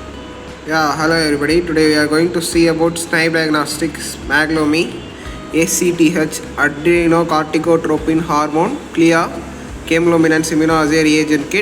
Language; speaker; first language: English; non-native, local second language; Tamil